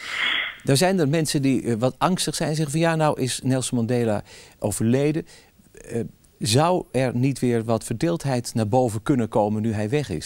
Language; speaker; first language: Dutch; native; Dutch